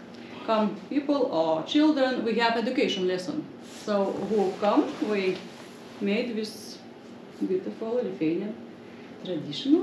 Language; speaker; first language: English; non-native, learner; Lithuanian